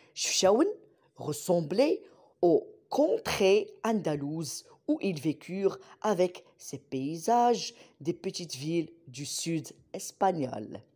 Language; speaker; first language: French; non-native, local second language; Arabic